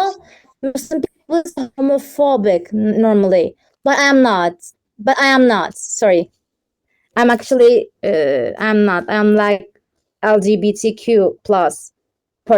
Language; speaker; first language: English; non-native, learner; Turkish